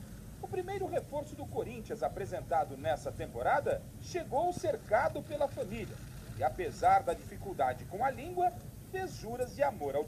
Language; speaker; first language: Portuguese; native; Portuguese